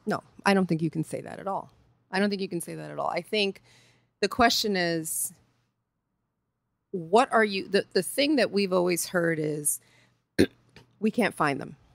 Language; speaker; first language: English; early bilingual, other home language; Spanish